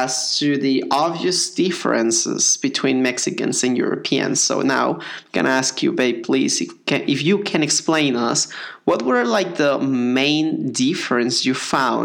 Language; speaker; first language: English; non-native, fluent; Spanish